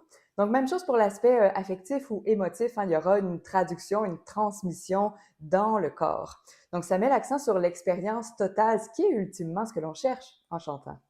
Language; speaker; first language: French; native; French